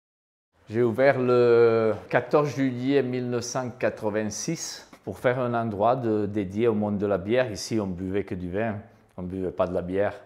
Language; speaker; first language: French; non-native, fluent; Italian